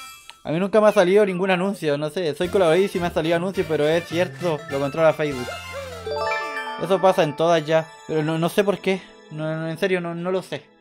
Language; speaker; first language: Spanish; native; Spanish